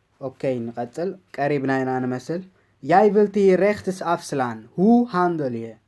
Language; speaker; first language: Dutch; non-native, learner; Tigrinya